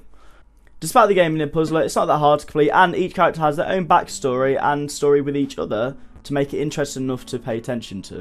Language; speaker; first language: English; native; English